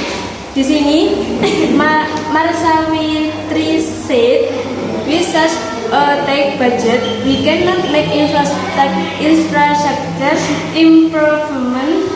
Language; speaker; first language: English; non-native, learner; Indonesian